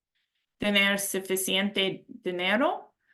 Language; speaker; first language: Spanish; non-native, learner; English